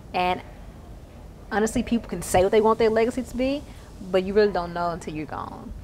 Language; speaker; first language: English; native; English